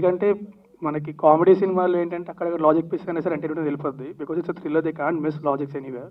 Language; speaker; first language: Telugu; native; Telugu